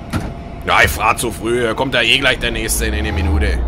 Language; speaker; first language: German; native; German